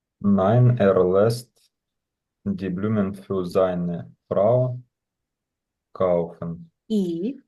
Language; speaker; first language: German; non-native, learner; Ukrainian